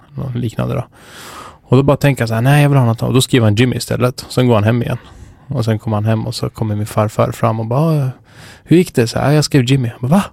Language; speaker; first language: Swedish; early bilingual, other home language; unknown